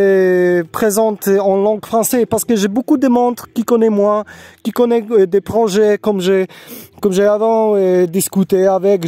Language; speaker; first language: French; non-native, learner; Polish